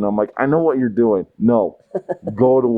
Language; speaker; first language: English; native; English